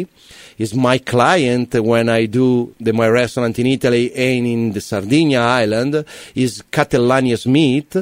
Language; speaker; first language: English; non-native, learner; Italian